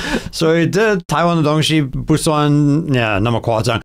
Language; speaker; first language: Chinese; non-native, fluent; English